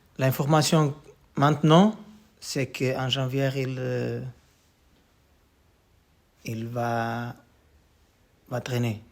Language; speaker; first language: French; non-native, learner; Portuguese